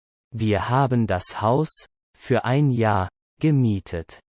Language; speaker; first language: German; non-native, learner; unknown